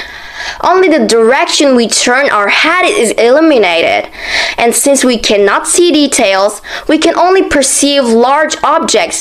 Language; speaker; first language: English; non-native, fluent; Turkish